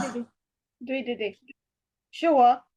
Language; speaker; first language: Chinese; non-native, learner; Romanian